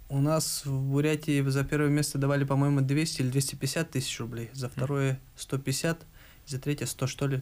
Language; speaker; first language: Russian; native; Russian